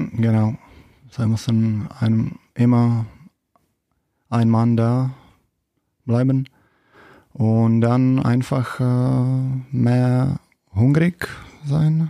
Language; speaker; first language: German; non-native, learner; Czech